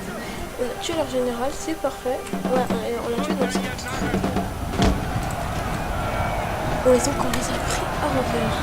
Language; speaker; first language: French; native; French